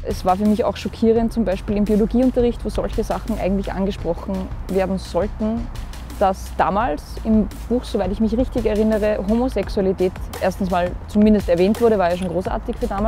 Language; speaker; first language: German; native; German